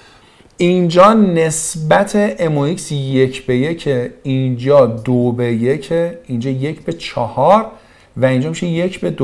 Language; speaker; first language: Persian; native; Persian